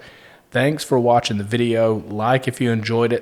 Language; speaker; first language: English; native; English